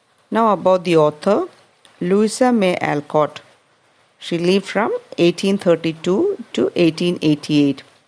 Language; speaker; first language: English; non-native, local second language; Malayalam